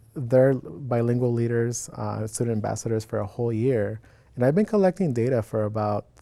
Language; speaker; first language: English; native; English